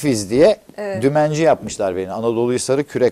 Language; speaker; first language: Turkish; native; Turkish